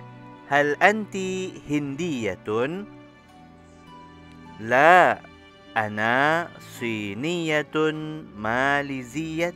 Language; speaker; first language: Arabic; non-native, fluent; Malay